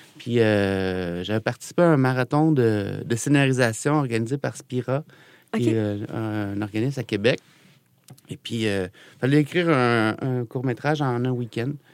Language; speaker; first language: French; native; French